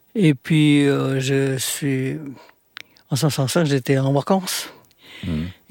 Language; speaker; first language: French; non-native, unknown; Indonesian